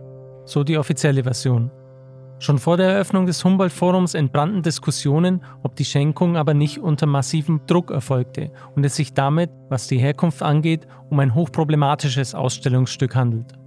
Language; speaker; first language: German; native; German